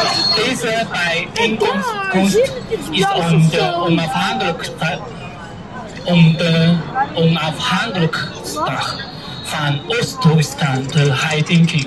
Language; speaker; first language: Dutch; non-native, learner; Cantonese